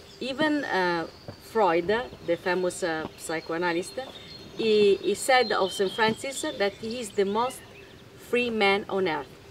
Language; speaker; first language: English; non-native, fluent; Italian